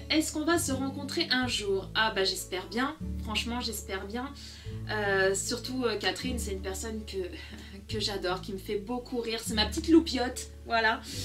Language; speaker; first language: French; early bilingual, other home language; Portuguese